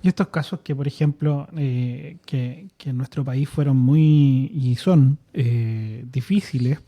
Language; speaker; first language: Spanish; native; Spanish